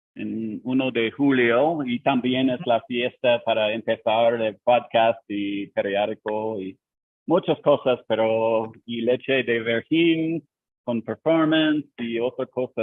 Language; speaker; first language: Spanish; non-native, learner; English